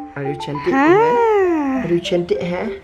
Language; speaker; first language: Indonesian; non-native, learner; Turkish